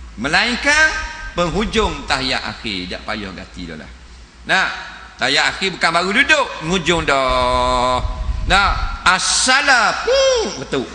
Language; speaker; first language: Malay; native; Malay